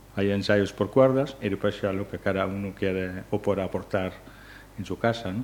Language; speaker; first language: Spanish; non-native, fluent; Dutch